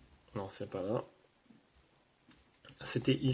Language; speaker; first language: French; native; French